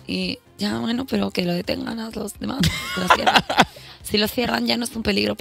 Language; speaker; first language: Spanish; native; Spanish